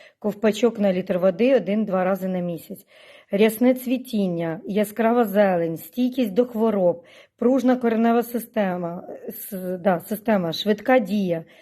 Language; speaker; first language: Ukrainian; non-native, local second language; Russian